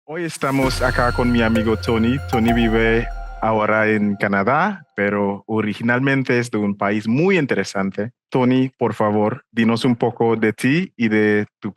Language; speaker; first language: Spanish; non-native, fluent; English